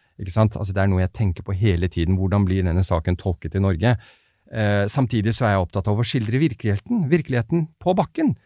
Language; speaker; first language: Norwegian; early bilingual, other home language; Persian